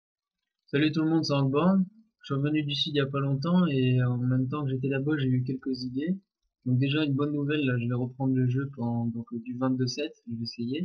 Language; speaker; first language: French; native; French